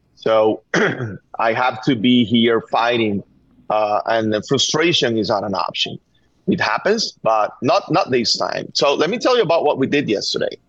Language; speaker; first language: English; non-native, fluent; Spanish